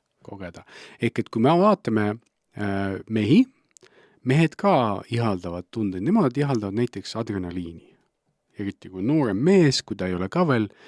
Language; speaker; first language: Estonian; native; Estonian